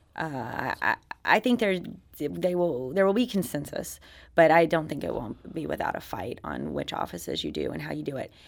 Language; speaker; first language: English; native; English